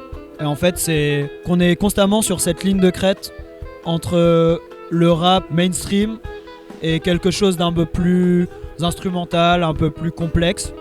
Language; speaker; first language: French; native; French